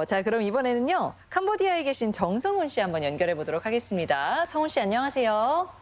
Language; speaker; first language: Korean; native; Korean